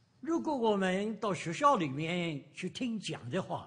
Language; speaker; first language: Chinese; native; Chinese